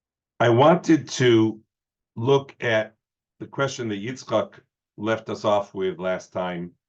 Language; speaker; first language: English; native; English